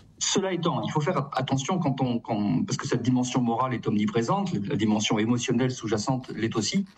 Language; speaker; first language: French; native; French